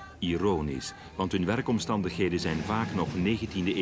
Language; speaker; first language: Dutch; native; Dutch